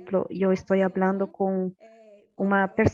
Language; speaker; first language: Spanish; non-native, learner; Portuguese